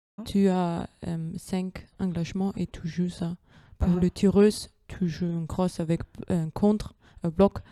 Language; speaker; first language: French; non-native, learner; German